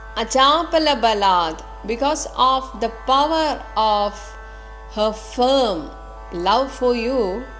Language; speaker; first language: English; non-native, local second language; Malayalam